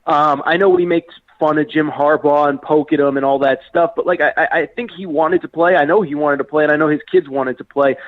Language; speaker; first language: English; native; English